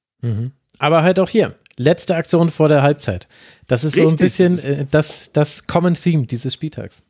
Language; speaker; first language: German; native; German